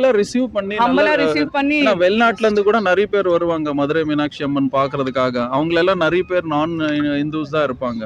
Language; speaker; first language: Tamil; native; Tamil